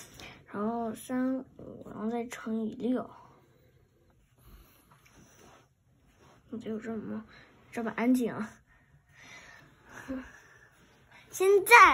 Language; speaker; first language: Chinese; early bilingual, heritage; Chinese